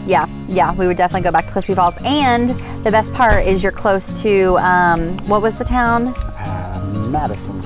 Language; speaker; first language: English; native; English